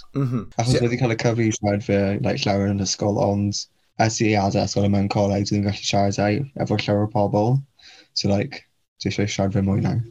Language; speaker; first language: Welsh; non-native, local second language; English